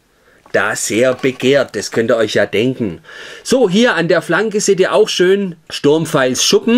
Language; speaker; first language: German; native; German